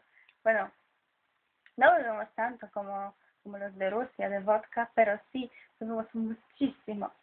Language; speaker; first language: Spanish; non-native, fluent; Polish